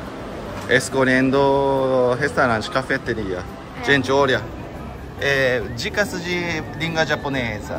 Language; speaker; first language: Portuguese; non-native, fluent; Japanese